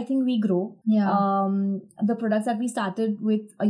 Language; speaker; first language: English; non-native, local second language; Gujarati